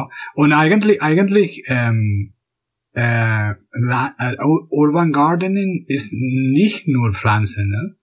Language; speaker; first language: German; non-native, fluent; Spanish